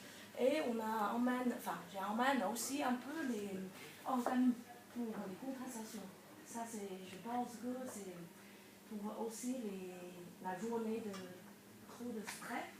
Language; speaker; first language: French; non-native, learner; Chinese